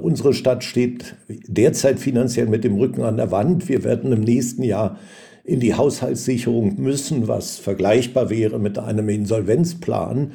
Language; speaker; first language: German; native; German